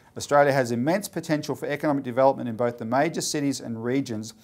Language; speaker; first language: English; native; English